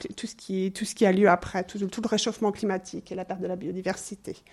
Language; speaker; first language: French; non-native, fluent; English